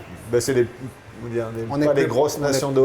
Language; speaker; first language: French; native; French